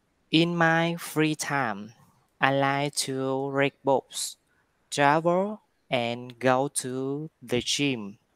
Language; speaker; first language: English; non-native, learner; Vietnamese